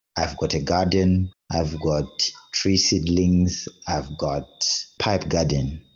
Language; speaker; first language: English; non-native, local second language; Shona